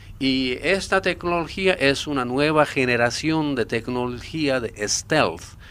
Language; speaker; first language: Spanish; non-native, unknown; Japanese